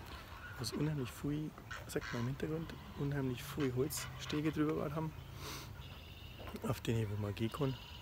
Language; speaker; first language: German; native; German